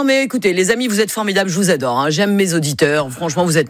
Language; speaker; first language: French; native; French